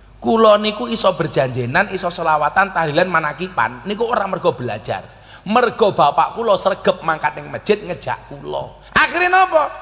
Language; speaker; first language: Indonesian; native; Indonesian